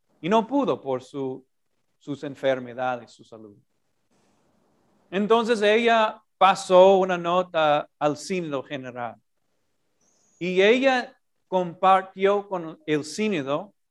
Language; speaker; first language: Spanish; non-native, fluent; English